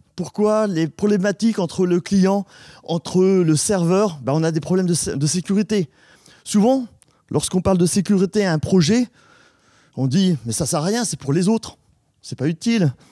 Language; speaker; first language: French; native; French